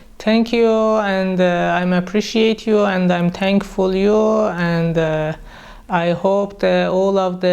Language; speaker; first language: English; non-native, learner; Persian